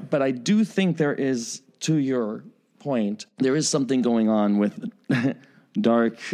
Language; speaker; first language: English; native; English